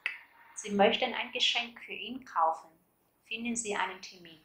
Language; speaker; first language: German; non-native, fluent; Vietnamese